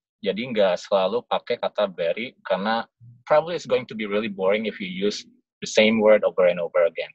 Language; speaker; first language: English; non-native, local second language; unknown